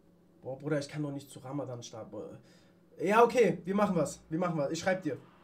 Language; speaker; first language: German; native; German